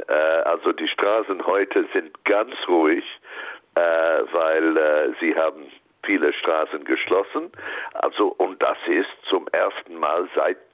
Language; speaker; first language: German; non-native, fluent; English